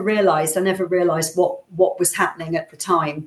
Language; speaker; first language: English; native; English